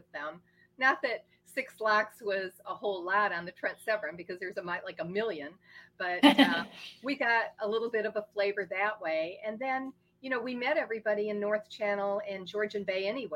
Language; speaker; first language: English; native; English